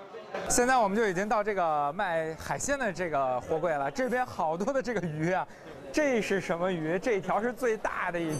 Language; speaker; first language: Chinese; native; Chinese